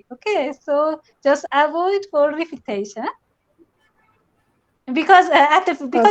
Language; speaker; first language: English; non-native, learner; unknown